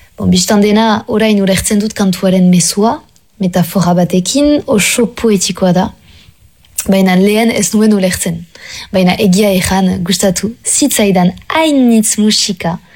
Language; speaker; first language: Basque; non-native, local second language; French